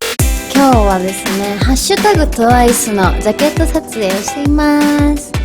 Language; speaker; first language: Japanese; native; Japanese